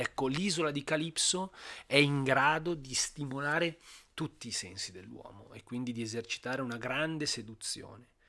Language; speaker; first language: Italian; native; Italian